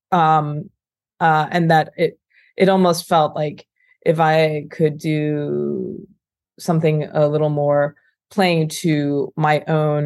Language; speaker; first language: English; native; English